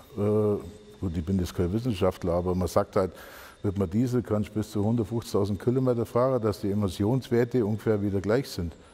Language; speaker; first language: German; native; German